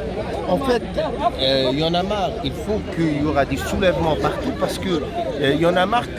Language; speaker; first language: French; non-native, local second language; Arabic